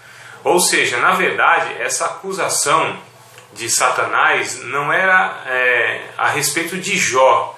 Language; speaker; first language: Portuguese; native; Portuguese